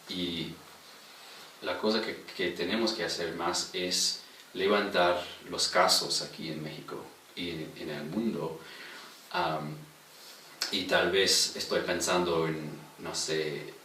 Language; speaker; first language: Spanish; non-native, fluent; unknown